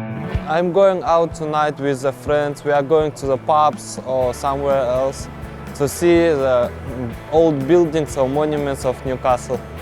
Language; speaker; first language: English; non-native, learner; Russian